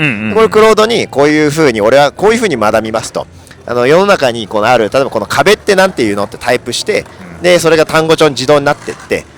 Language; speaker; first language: Japanese; native; Japanese